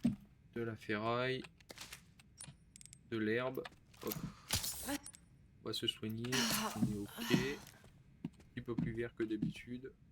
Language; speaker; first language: French; native; French